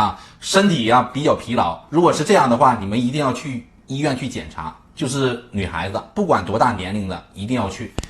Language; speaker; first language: Chinese; native; Chinese